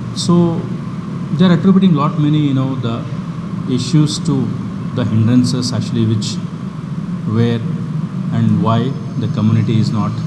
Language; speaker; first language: English; non-native, local second language; Telugu